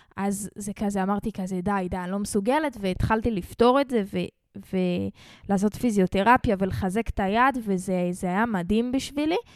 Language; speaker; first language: Hebrew; native; Hebrew